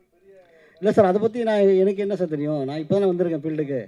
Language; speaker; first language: Tamil; native; Tamil